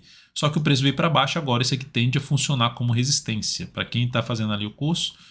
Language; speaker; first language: Portuguese; native; Portuguese